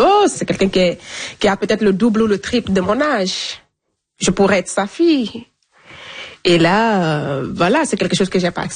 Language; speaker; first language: French; non-native, local second language; Fula